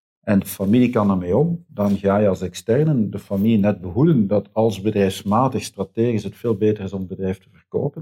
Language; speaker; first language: Dutch; native; Dutch